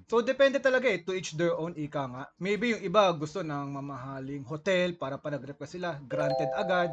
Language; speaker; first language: Filipino; native; Filipino